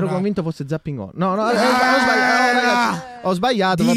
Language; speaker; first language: Italian; native; Italian